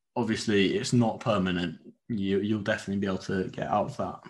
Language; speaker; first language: English; non-native, fluent; Spanish